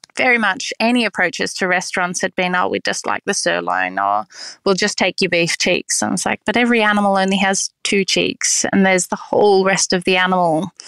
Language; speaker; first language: English; native; English